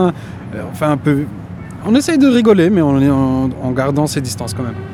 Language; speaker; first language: French; native; French